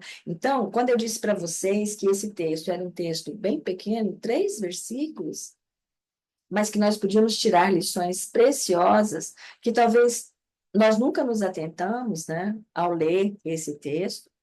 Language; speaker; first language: Portuguese; native; Portuguese